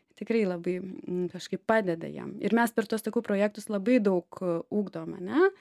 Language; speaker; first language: Lithuanian; native; Lithuanian